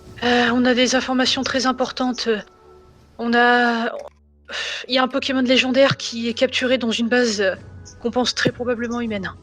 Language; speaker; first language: French; native; French